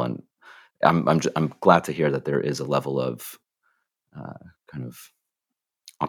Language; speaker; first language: English; native; English